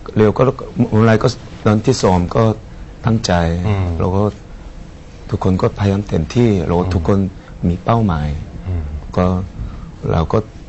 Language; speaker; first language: Thai; non-native, learner; Korean